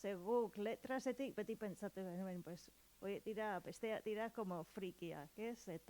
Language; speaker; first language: Basque; non-native, learner; English